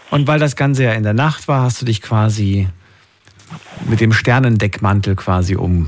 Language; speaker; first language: German; native; German